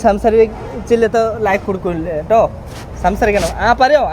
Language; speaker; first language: Malayalam; non-native, learner; Bangla